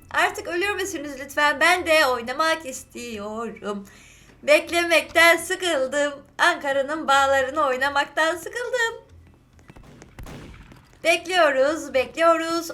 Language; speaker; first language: Turkish; native; Turkish